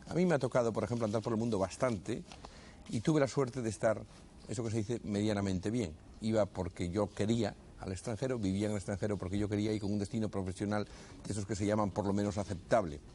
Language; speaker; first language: Spanish; native; Spanish